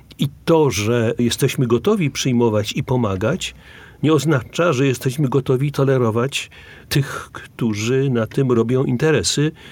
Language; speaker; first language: Polish; native; Polish